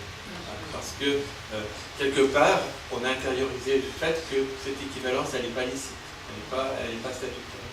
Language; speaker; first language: French; native; French